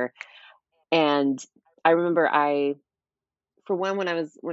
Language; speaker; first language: English; native; English